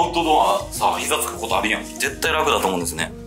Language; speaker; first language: Japanese; native; Japanese